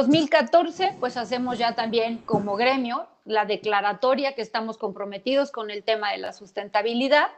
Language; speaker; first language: Spanish; native; Spanish